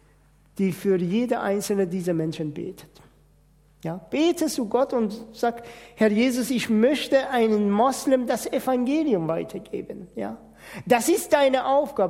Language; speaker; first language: German; non-native, fluent; Persian